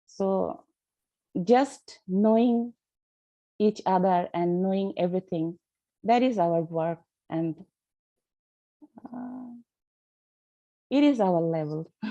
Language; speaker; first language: English; non-native, learner; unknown